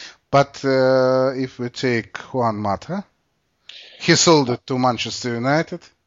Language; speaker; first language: English; non-native, fluent; Russian